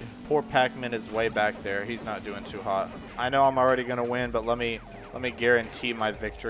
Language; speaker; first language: English; native; English